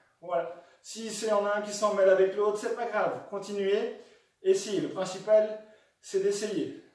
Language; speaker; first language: French; native; French